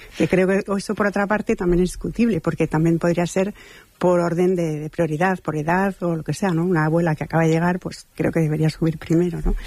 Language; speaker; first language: Spanish; non-native, fluent; French